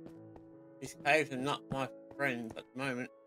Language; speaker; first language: English; native; English